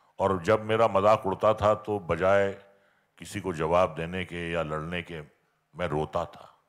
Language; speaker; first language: Hindi; native; Hindi